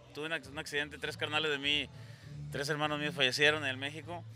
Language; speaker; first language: Spanish; native; Spanish